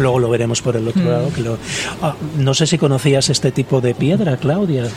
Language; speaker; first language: Spanish; native; Spanish